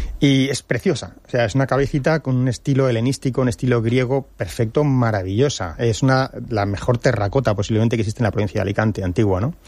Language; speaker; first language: Spanish; native; Spanish